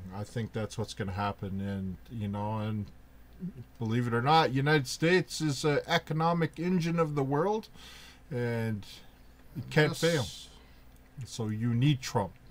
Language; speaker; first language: English; native; English